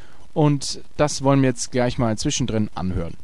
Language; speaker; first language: German; native; German